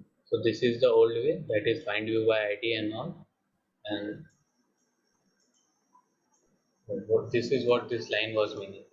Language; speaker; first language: English; non-native, fluent; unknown